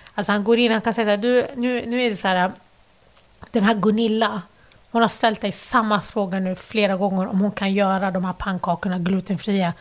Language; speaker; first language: Swedish; early bilingual, other home language; Arabic